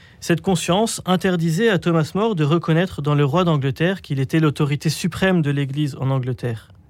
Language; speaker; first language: French; native; French